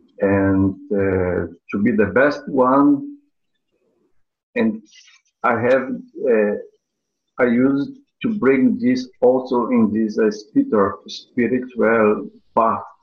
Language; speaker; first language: English; non-native, learner; Portuguese